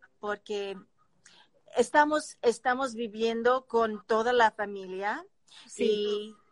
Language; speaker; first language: Spanish; non-native, learner; English